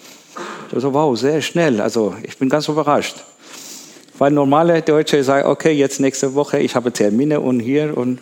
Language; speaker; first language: German; non-native, learner; Persian